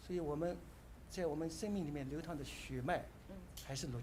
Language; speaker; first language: Chinese; native; Chinese